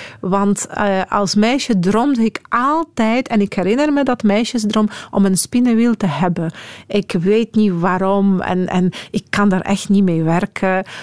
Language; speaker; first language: Dutch; non-native, fluent; Polish